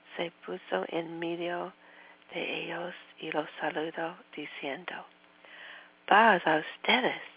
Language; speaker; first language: Spanish; non-native, learner; English